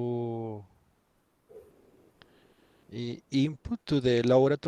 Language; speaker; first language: English; non-native, learner; Spanish